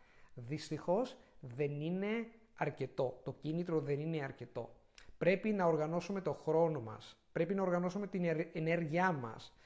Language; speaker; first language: Greek; non-native, fluent; Italian